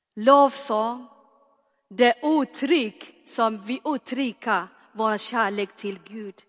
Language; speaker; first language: Swedish; non-native, fluent; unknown